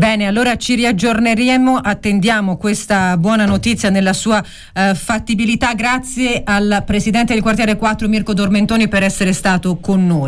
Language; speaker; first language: Italian; native; Italian